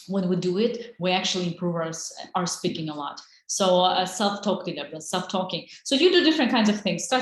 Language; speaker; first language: English; non-native, fluent; Azerbaijani